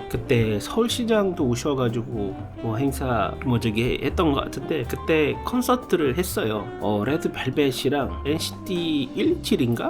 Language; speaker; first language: Korean; non-native, fluent; Malay